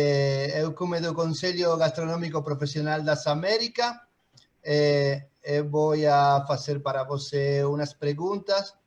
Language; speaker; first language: Portuguese; non-native, fluent; Spanish